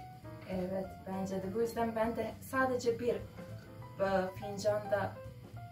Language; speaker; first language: Turkish; non-native, fluent; Bosnian